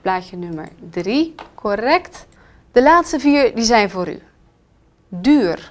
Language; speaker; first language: Dutch; native; Dutch